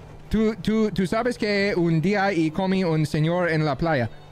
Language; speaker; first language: Spanish; non-native, learner; English